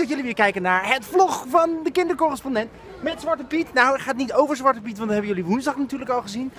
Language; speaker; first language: Dutch; native; Dutch